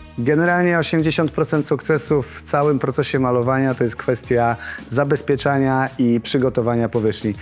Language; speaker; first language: Polish; native; Polish